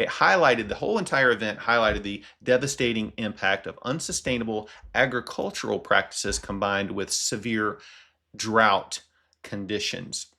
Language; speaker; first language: English; native; English